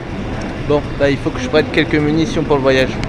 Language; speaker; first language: French; native; French